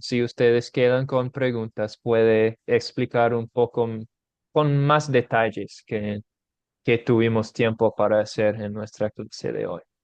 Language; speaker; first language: Spanish; non-native, fluent; English